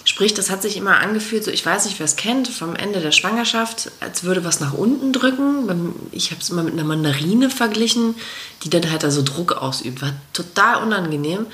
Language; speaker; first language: German; native; German